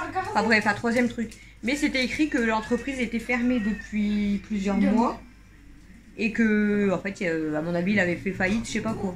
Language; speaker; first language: French; native; French